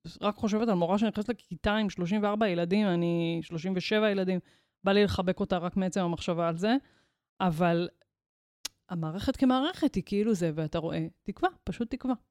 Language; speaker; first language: Hebrew; native; Hebrew